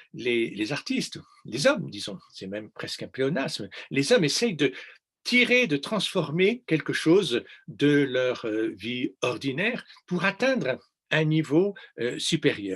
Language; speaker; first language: French; native; French